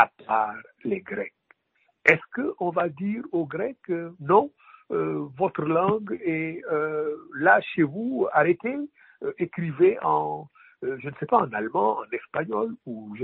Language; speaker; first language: French; non-native, local second language; Wolof